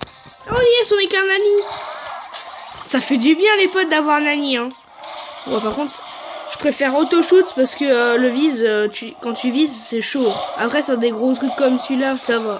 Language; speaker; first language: French; native; French